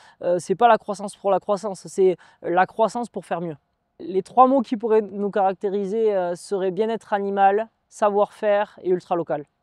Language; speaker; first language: French; native; French